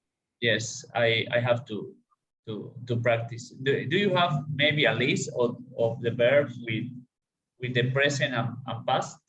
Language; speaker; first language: English; non-native, learner; Spanish